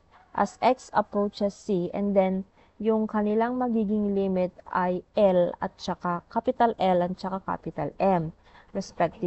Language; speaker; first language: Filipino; native; Filipino